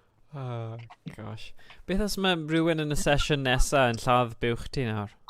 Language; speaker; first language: Welsh; native; Welsh